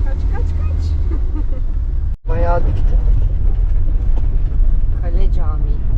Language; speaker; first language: Turkish; native; Turkish